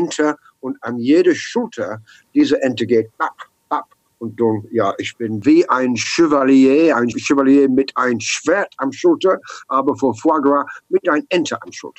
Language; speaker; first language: German; non-native, learner; English